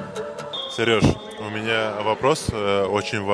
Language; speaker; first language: Russian; native; Russian